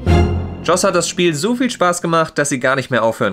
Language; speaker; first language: German; native; German